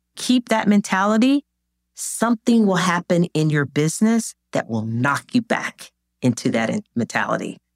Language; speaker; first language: English; native; English